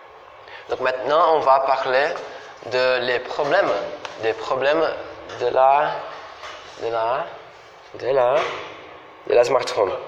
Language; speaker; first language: French; non-native, fluent; Portuguese